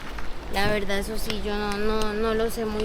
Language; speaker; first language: Spanish; native; Spanish